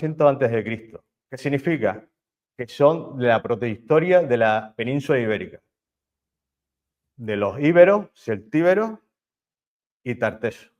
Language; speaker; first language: Spanish; native; Spanish